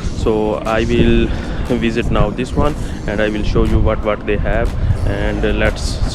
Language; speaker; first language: English; non-native, learner; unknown